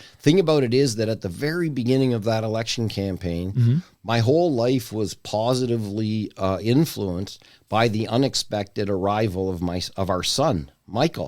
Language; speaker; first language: English; native; English